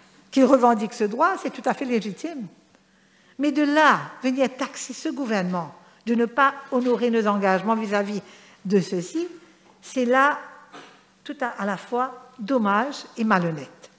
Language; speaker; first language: French; non-native, local second language; Morisyen